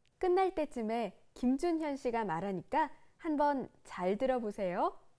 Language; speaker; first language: Korean; native; Korean